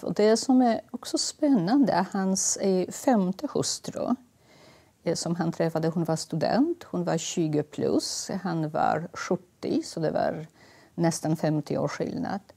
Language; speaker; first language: Swedish; non-native, fluent; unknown